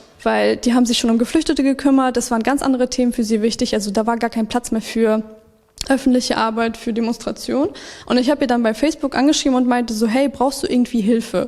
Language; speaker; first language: German; early bilingual, other home language; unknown